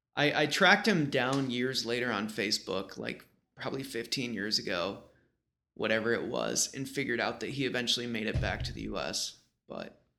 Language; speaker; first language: English; native; English